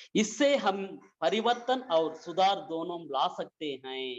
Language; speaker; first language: Hindi; non-native, local second language; Telugu